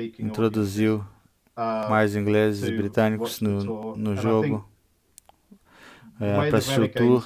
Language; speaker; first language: Portuguese; non-native, learner; English